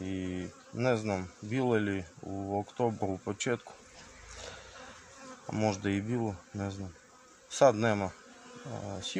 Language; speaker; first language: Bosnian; non-native, learner; Russian